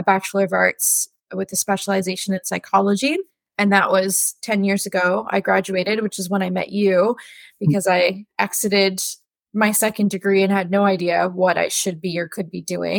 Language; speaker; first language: English; native; English